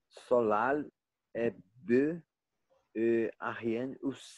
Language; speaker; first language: French; non-native, learner; Portuguese